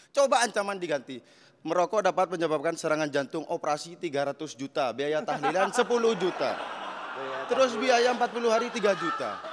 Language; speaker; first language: Indonesian; native; Indonesian